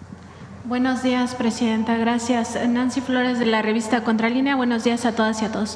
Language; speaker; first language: Spanish; native; Spanish